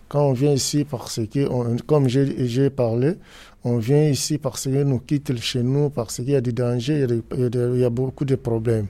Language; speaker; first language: French; non-native, learner; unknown